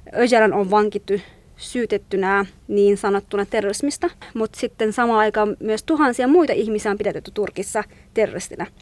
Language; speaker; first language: Finnish; non-native, fluent; Kurdish